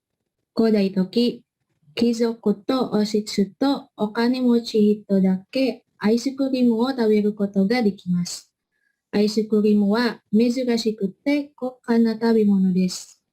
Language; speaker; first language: Japanese; non-native, learner; Indonesian